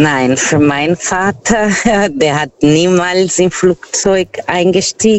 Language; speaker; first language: German; non-native, fluent; Portuguese